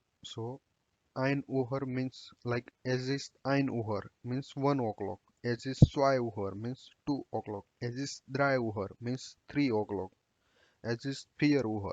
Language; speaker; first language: German; non-native, learner; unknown